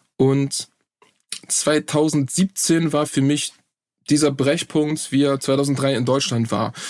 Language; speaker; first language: German; native; German